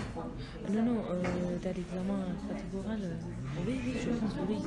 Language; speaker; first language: French; non-native, learner; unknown